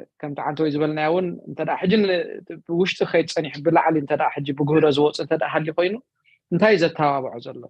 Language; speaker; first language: Tigrinya; native; Tigrinya